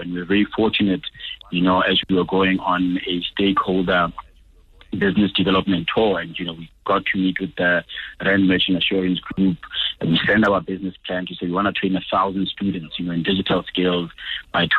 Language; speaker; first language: English; non-native, local second language; Tswana